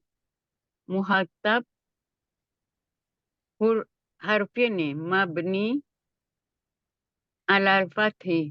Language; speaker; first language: Arabic; non-native, learner; Indonesian